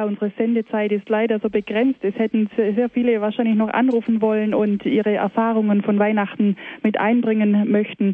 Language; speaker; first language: German; native; German